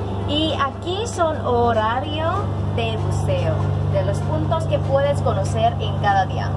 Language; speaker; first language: Spanish; non-native, learner; Thai